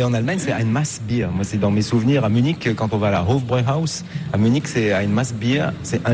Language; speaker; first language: French; native; French